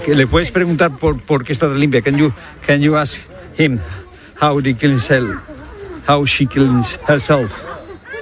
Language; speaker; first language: Spanish; native; Spanish